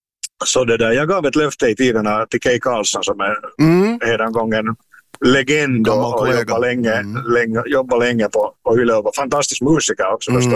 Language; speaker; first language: Swedish; native; Swedish